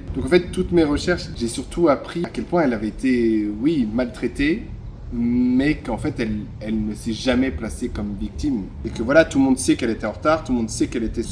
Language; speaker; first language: French; native; French